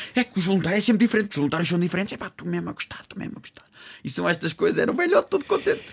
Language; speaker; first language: Portuguese; native; Portuguese